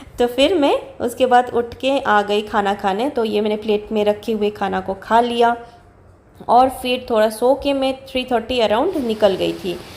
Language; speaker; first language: Hindi; non-native, local second language; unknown